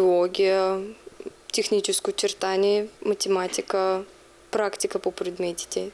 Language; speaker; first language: Bulgarian; non-native, fluent; Russian